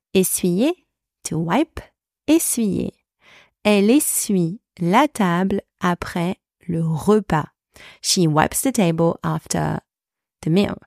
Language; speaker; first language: French; native; French